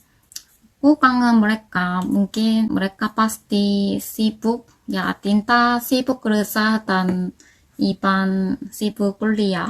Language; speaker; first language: Indonesian; non-native, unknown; Korean